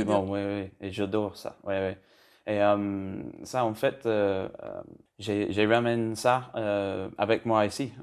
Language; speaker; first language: French; non-native, learner; English